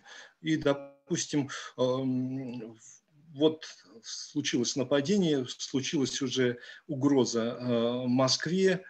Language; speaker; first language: Russian; native; Russian